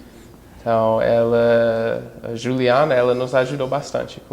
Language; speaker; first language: Portuguese; non-native, fluent; English